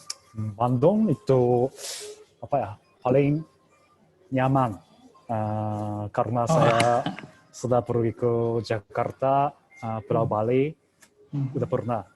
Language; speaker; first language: Indonesian; non-native, learner; Japanese